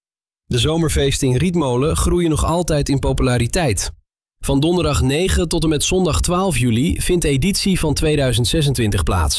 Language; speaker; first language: Dutch; native; Dutch